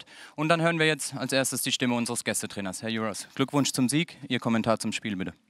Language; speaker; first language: German; native; German